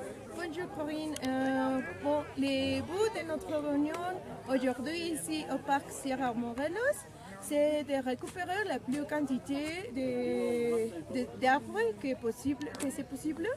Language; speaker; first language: French; non-native, learner; Spanish